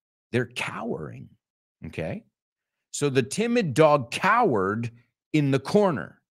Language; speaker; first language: English; native; English